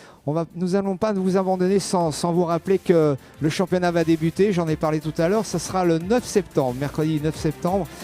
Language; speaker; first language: French; native; French